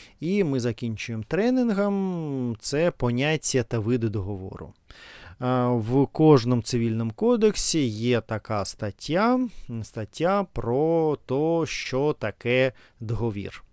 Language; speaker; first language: Ukrainian; non-native, fluent; Russian